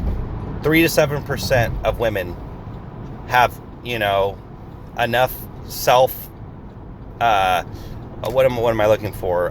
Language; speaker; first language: English; native; English